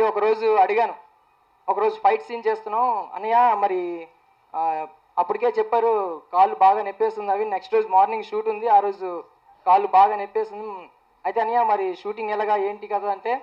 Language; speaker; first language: Telugu; native; Telugu